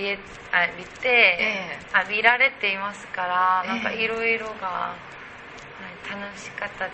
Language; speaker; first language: Japanese; non-native, learner; Korean